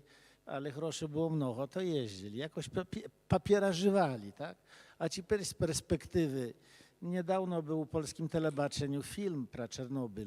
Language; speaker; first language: Polish; early bilingual, other home language; Belarusian